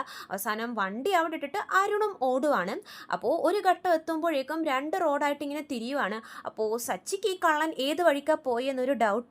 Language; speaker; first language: Malayalam; native; Malayalam